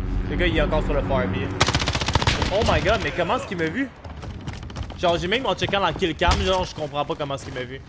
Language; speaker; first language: French; native; French